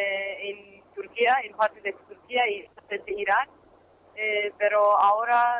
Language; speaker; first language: Spanish; non-native, learner; Kurdish